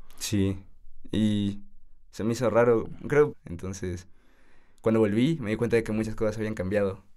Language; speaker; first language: Spanish; native; Spanish